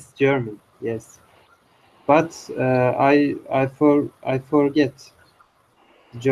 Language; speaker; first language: English; non-native, learner; Turkish